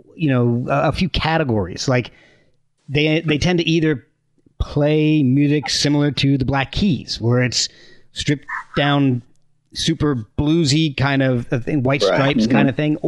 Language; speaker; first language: English; native; English